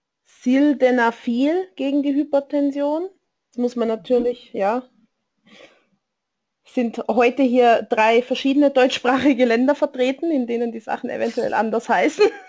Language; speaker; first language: German; native; German